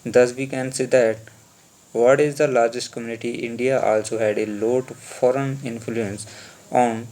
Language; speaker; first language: English; non-native, local second language; Punjabi